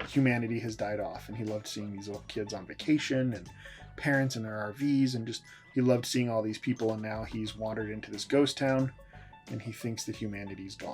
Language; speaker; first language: English; native; English